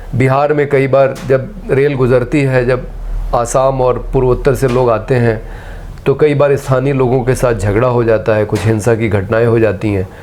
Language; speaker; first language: Hindi; native; Hindi